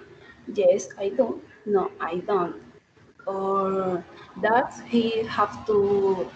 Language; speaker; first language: English; non-native, learner; Spanish